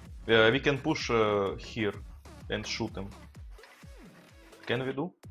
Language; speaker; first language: English; non-native, learner; Russian